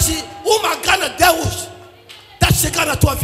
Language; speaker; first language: Portuguese; non-native, learner; Lingala